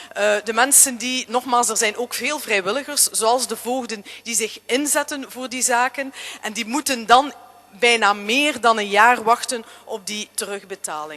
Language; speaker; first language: Dutch; native; Dutch